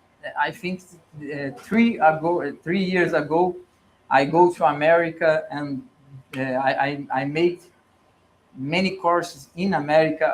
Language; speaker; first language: English; non-native, learner; Portuguese